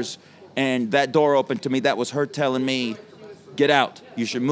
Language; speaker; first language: English; native; English